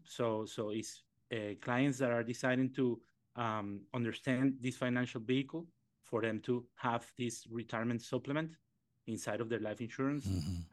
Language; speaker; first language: English; non-native, fluent; Spanish